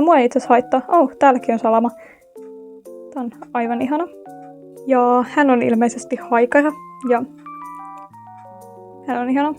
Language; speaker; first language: Finnish; native; Finnish